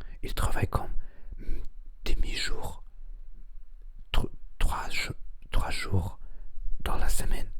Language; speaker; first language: French; non-native, learner; Spanish